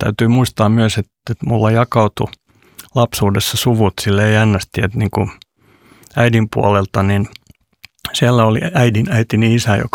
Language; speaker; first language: Finnish; non-native, local second language; Swedish